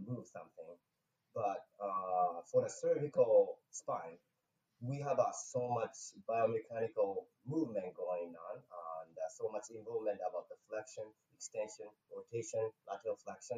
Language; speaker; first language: English; non-native, fluent; Japanese